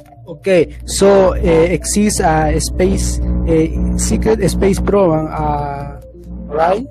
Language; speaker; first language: English; non-native, learner; Spanish